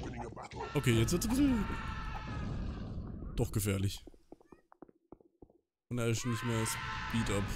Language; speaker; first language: German; native; German